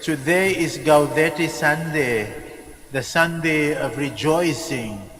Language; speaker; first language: English; non-native, local second language; Filipino